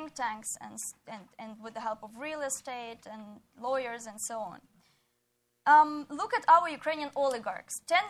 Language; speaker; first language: English; non-native, fluent; Ukrainian